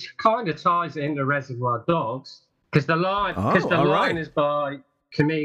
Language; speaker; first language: English; native; English